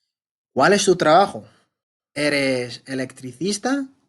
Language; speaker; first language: Spanish; non-native, fluent; Arabic